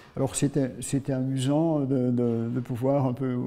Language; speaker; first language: French; native; French